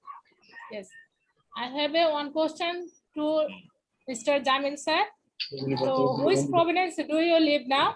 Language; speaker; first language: English; non-native, local second language; Bangla